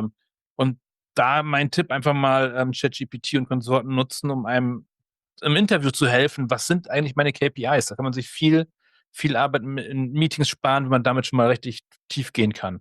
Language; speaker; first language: German; native; German